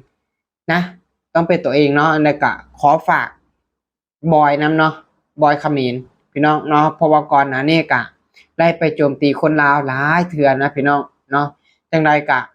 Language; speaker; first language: Thai; non-native, local second language; Lao